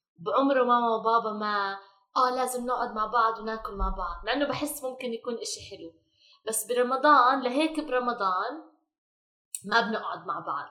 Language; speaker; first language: Arabic; native; Arabic